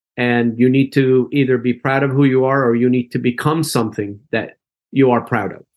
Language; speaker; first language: English; early bilingual, other home language; Arabic